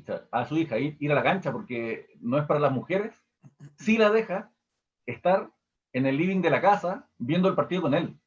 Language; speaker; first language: Spanish; native; Spanish